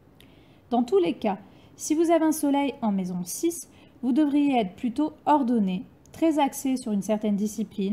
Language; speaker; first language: French; native; French